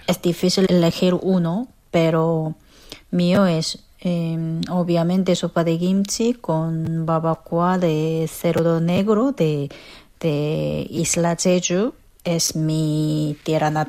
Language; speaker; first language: Spanish; non-native, fluent; Korean